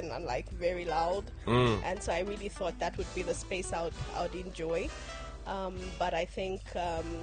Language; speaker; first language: English; non-native, local second language; Tumbuka